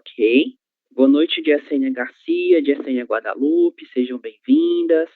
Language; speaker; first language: Portuguese; native; Portuguese